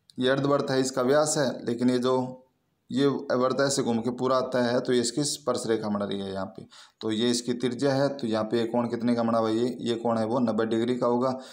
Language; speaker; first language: Hindi; native; Hindi